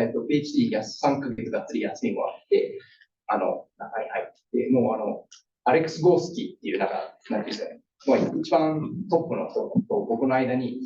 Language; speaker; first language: Japanese; native; Japanese